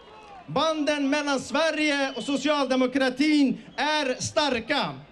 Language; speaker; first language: Swedish; early bilingual, other home language; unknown